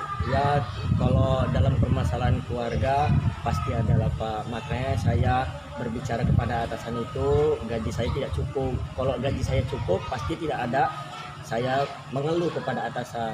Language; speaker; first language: Indonesian; native; Indonesian